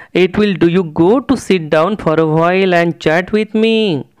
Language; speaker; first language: English; non-native, local second language; Marathi